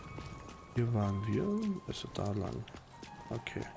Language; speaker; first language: German; native; German